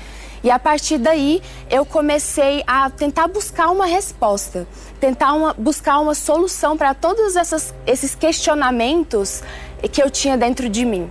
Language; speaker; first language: Portuguese; early bilingual, other home language; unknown